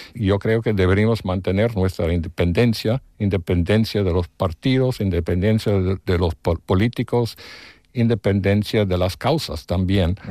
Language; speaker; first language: Spanish; non-native, fluent; English